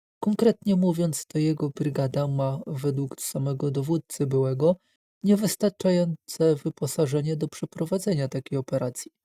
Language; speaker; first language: Polish; native; Polish